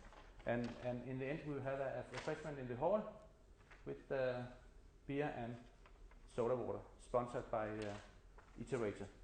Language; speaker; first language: English; non-native, fluent; Danish